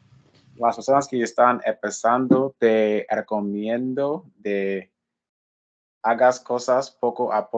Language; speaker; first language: Spanish; non-native, fluent; English